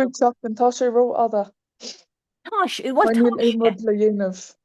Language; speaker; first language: Irish; non-native, learner; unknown